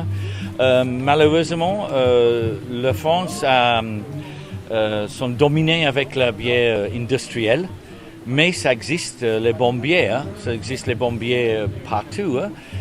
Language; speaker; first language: French; non-native, learner; English